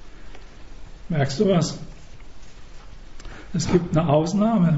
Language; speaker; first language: German; native; German